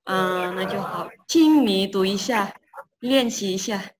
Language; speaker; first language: Chinese; non-native, fluent; Indonesian